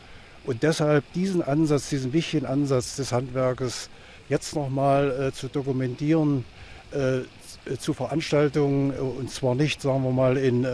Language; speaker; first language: German; native; German